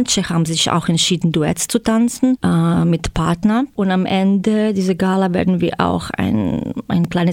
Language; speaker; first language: German; non-native, fluent; Croatian